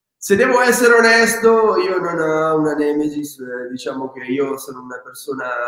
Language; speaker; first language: Italian; native; Italian